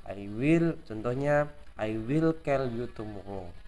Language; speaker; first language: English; non-native, learner; Indonesian